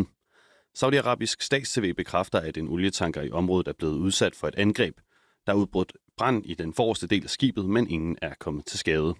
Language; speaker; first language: Danish; native; Danish